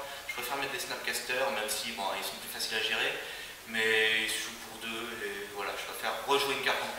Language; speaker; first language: French; native; French